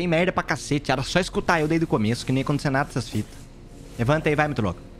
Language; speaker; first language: Portuguese; native; Portuguese